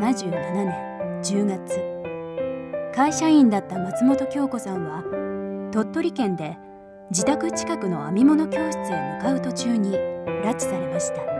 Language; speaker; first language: Japanese; native; Japanese